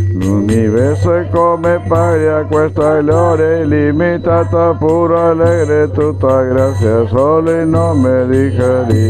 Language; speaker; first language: Italian; non-native, learner; Spanish